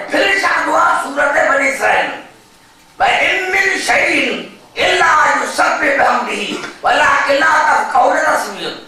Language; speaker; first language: Urdu; native; Urdu